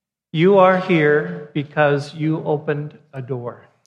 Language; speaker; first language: English; native; English